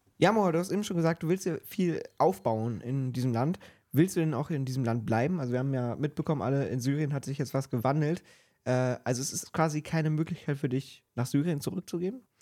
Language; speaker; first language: German; native; German